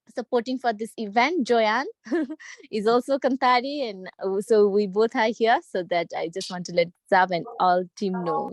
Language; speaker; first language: English; non-native, local second language; Nepali